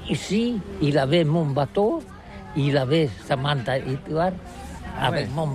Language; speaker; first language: French; non-native, learner; Catalan